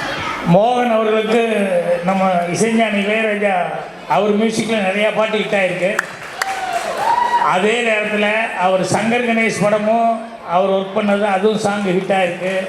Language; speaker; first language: Tamil; native; Tamil